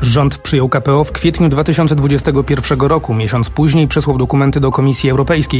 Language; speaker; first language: Polish; native; Polish